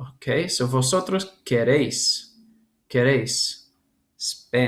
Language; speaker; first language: Spanish; non-native, fluent; English